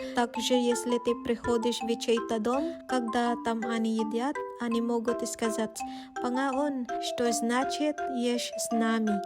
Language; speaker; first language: Russian; non-native, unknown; Waray